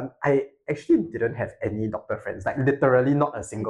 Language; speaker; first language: English; native; English